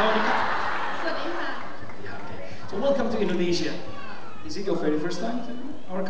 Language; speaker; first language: English; non-native, fluent; Indonesian